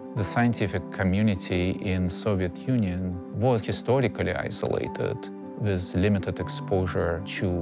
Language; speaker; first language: English; non-native, fluent; Russian